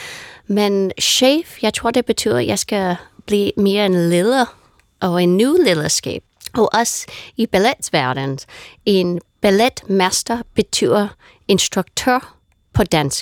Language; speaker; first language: Danish; non-native, fluent; English